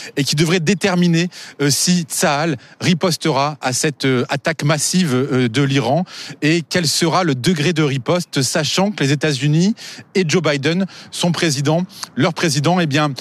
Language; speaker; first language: French; native; French